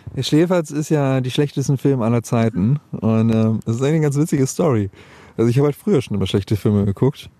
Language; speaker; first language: German; native; German